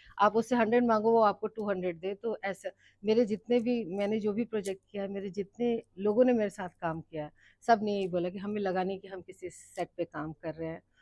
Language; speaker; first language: Hindi; native; Hindi